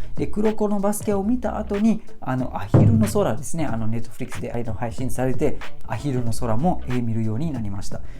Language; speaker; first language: Japanese; non-native, fluent; Malay